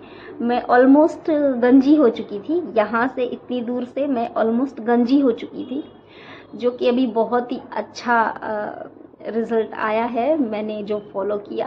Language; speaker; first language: Hindi; native; Hindi